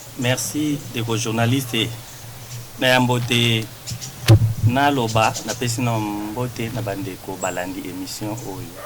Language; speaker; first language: Lingala; non-native, local second language; Mongo